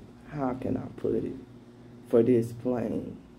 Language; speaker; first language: English; native; English